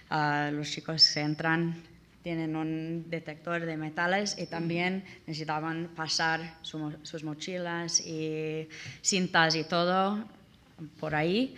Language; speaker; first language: Spanish; non-native, learner; English